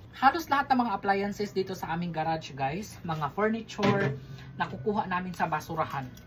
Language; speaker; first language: Filipino; non-native, local second language; Cebuano